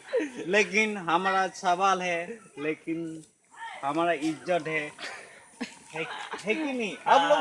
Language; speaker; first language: Hindi; non-native, local second language; Assamese